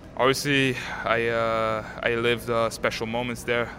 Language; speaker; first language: English; non-native, fluent; French